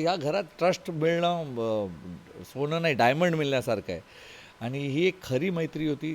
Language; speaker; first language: Marathi; non-native, local second language; Tulu